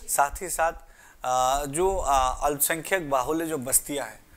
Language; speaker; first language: Hindi; native; Hindi